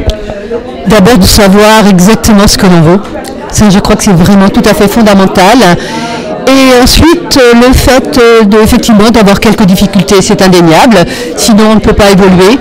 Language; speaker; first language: French; native; French